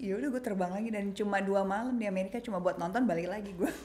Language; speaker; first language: Indonesian; native; Indonesian